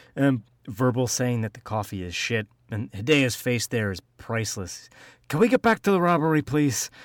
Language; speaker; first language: English; native; English